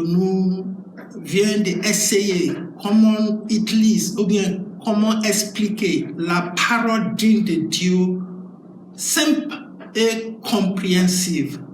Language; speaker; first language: French; non-native, learner; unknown